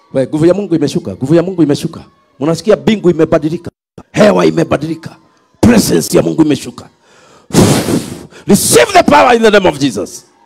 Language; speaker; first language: Swahili; non-native, local second language; Kikuyu